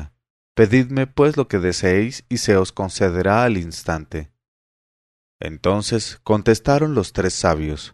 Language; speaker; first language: Spanish; native; Spanish